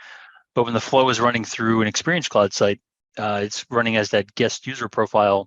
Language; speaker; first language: English; native; English